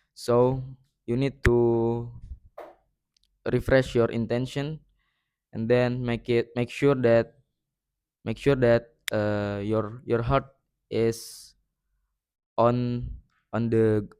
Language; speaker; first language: English; non-native, learner; Indonesian